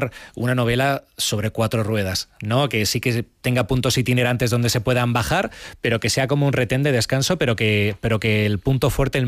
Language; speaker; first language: Spanish; native; Spanish